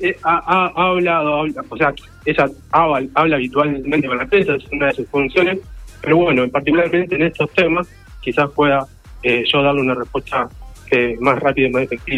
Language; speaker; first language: Spanish; native; Spanish